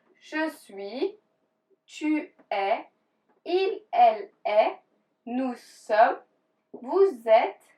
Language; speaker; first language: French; non-native, fluent; Turkish